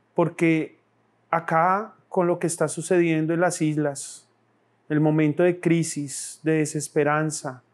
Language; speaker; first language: Spanish; native; Spanish